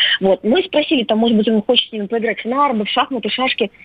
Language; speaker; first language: Russian; native; Russian